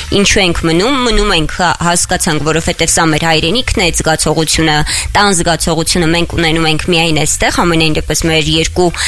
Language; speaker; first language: Armenian; native; Armenian